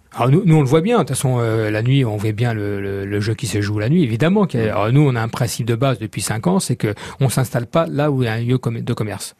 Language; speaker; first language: French; native; French